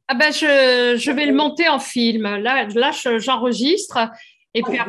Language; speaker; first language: French; native; French